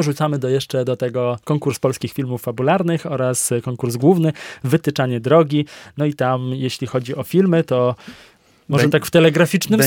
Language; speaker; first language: Polish; native; Polish